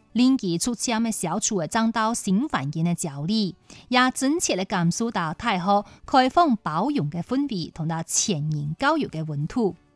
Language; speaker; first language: Chinese; non-native, local second language; Cantonese